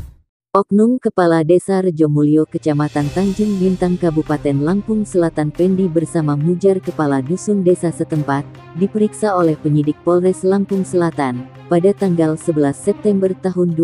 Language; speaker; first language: Indonesian; native; Indonesian